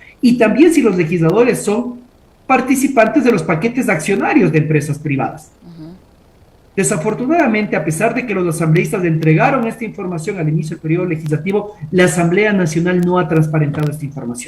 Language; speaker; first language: Spanish; native; Spanish